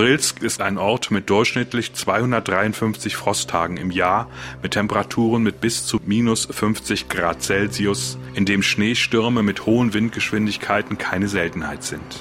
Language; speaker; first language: German; native; German